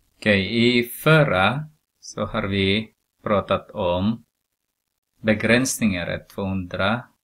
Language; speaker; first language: Swedish; non-native, fluent; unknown